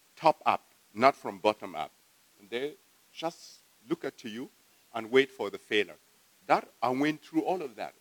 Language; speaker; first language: English; non-native, fluent; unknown